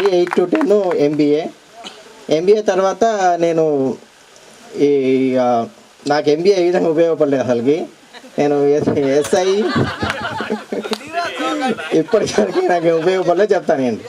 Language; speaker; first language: Telugu; native; Telugu